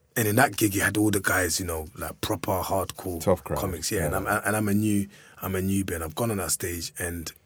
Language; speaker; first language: English; early bilingual, other home language; Lingala